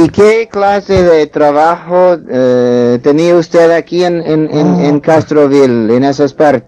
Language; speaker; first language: Spanish; non-native, fluent; English